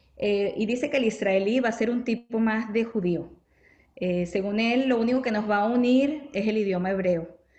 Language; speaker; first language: Spanish; native; Spanish